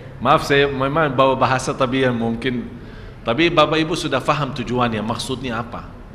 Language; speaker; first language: Malay; non-native, fluent; Arabic